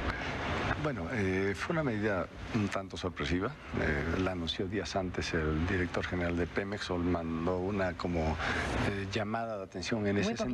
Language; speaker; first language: Spanish; native; Spanish